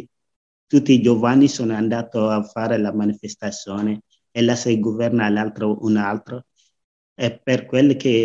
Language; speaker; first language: Italian; non-native, learner; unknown